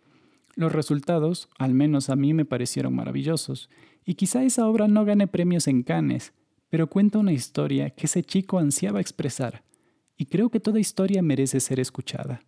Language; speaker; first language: Spanish; native; Spanish